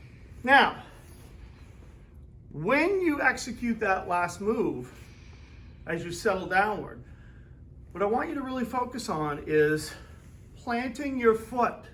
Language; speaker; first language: English; native; English